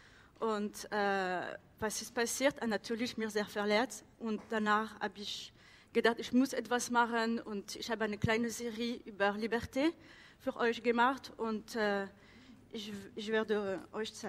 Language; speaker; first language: German; non-native, learner; French